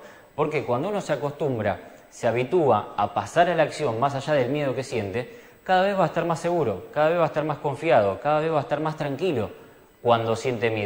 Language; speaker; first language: Spanish; native; Spanish